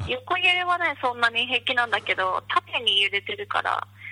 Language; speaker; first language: Japanese; native; Japanese